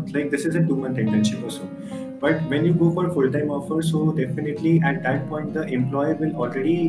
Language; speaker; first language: English; non-native, local second language; Hindi